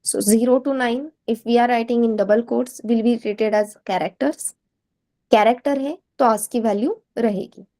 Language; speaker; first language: Hindi; non-native, local second language; Marathi